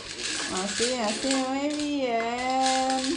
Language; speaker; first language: Spanish; non-native, fluent; Indonesian